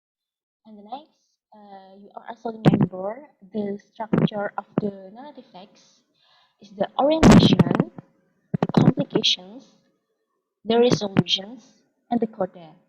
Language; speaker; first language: English; non-native, learner; Indonesian